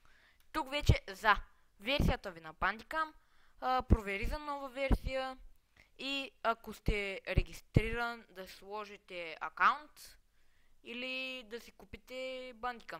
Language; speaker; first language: Bulgarian; native; Bulgarian